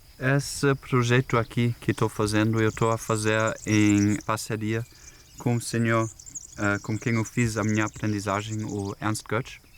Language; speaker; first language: Portuguese; non-native, fluent; German